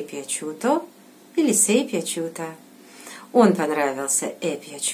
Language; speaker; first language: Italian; non-native, fluent; Russian